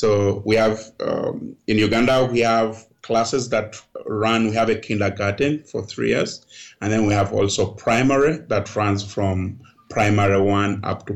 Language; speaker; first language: English; non-native, local second language; Ganda